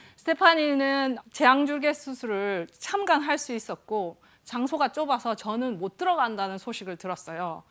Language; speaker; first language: Korean; native; Korean